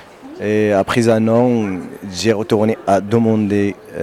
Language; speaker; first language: French; non-native, local second language; Berber languages